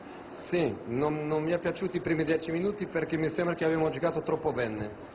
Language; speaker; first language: Italian; non-native, fluent; Portuguese